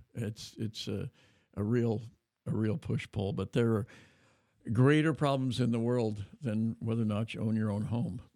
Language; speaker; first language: English; native; English